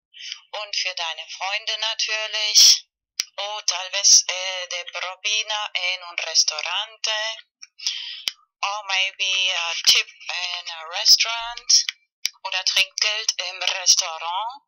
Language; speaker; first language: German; non-native, learner; Spanish